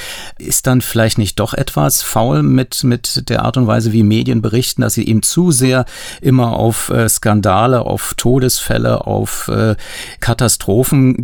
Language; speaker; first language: German; native; German